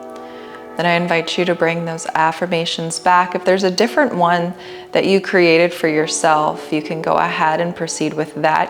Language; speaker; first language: English; native; English